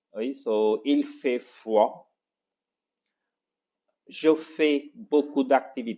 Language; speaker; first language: French; non-native, fluent; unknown